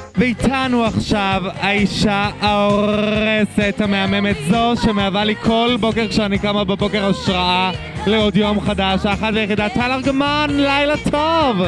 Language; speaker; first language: Hebrew; native; Hebrew